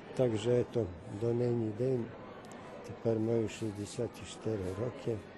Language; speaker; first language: Ukrainian; early bilingual, heritage; Ukrainian